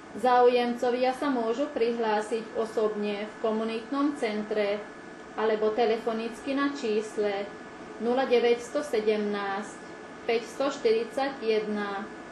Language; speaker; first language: Slovak; non-native, local second language; Hungarian